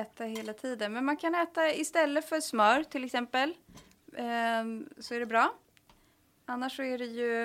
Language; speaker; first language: Swedish; native; Swedish